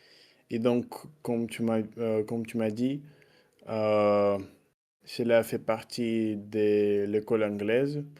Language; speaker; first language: French; non-native, learner; Russian